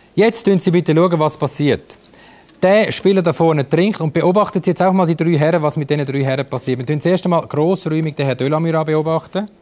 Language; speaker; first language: German; native; German